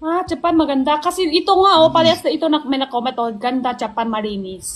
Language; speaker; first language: Filipino; non-native, learner; Chinese